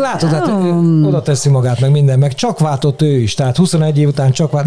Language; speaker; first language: Hungarian; native; Hungarian